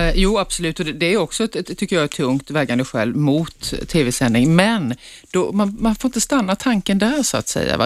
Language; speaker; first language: Swedish; native; Swedish